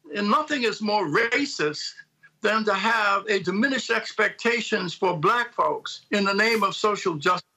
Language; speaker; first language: English; native; English